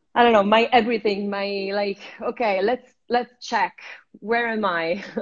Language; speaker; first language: English; non-native, fluent; Italian